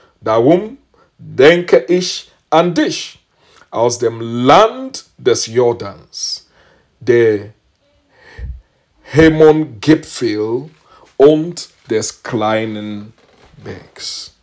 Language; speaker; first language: German; non-native, learner; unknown